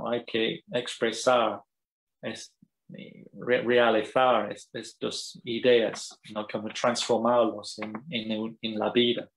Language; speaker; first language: Spanish; non-native, fluent; English